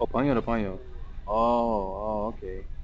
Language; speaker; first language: Chinese; non-native, fluent; English